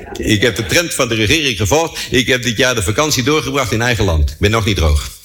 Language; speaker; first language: Dutch; native; Dutch